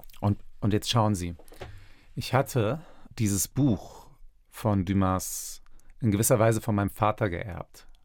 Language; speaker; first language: German; early bilingual, other home language; Turkish